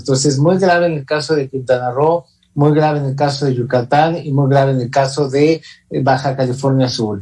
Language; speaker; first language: Spanish; native; Spanish